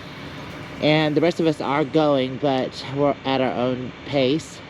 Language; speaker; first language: English; native; English